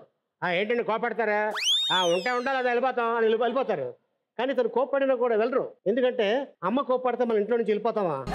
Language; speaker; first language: Telugu; native; Telugu